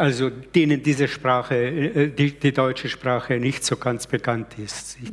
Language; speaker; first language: German; early bilingual, other home language; Slovenian